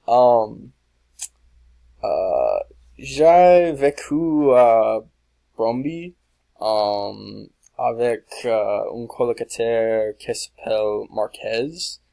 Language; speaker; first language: French; non-native, learner; English